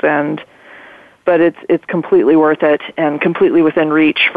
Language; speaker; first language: English; native; English